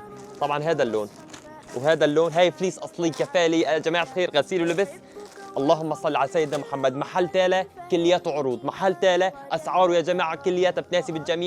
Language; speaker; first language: Arabic; native; Arabic